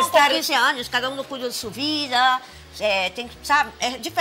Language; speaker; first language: Spanish; non-native, fluent; Portuguese